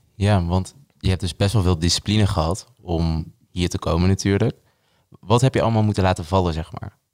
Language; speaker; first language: Dutch; native; Dutch